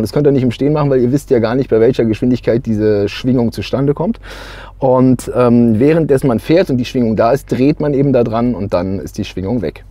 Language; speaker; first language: German; native; German